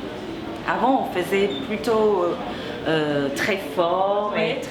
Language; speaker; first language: French; non-native, fluent; Chinese